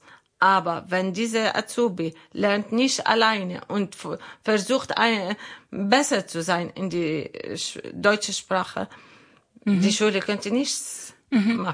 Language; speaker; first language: German; non-native, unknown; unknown